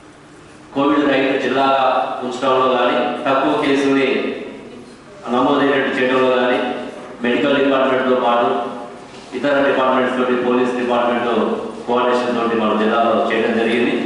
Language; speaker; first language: Telugu; native; Telugu